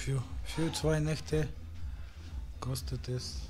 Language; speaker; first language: German; non-native, learner; Russian